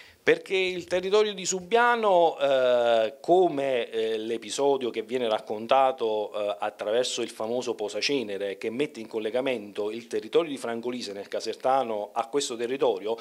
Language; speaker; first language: Italian; native; Italian